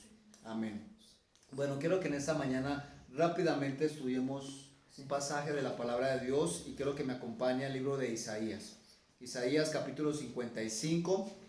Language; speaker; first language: Spanish; native; Spanish